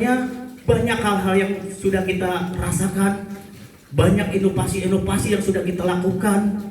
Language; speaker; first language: Indonesian; native; Indonesian